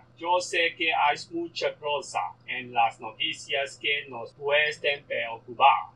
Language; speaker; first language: Spanish; non-native, learner; Cantonese